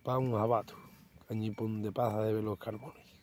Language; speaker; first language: Spanish; native; Spanish